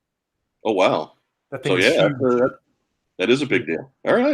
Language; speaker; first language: English; native; English